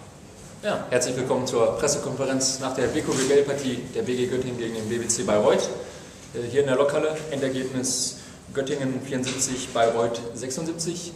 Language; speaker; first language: German; native; German